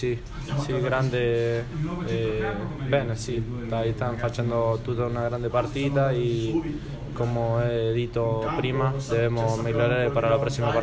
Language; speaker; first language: Italian; non-native, learner; Spanish